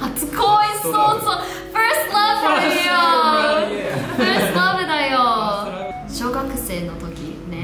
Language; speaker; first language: Japanese; non-native, learner; English